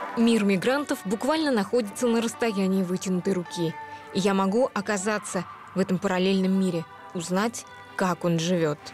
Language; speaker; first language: Russian; native; Russian